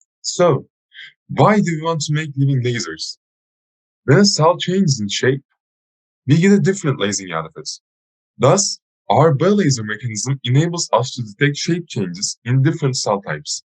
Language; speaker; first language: English; non-native, fluent; Turkish